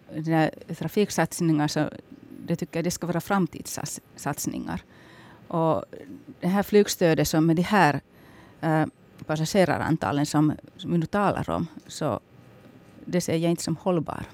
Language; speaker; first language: Swedish; native; Swedish